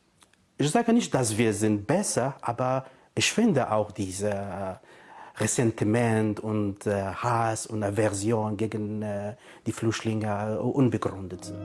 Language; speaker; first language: German; non-native, fluent; Kurdish